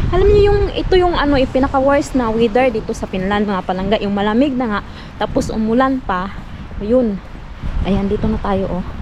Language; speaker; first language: Filipino; non-native, local second language; Cebuano